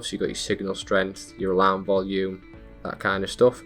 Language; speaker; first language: English; native; English